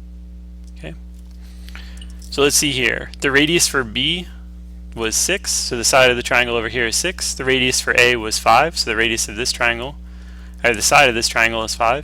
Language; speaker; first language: English; native; English